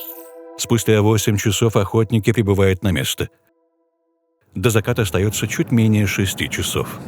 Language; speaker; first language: Russian; native; Russian